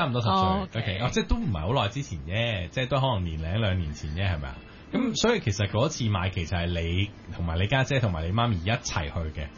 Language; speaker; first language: Cantonese; native; Cantonese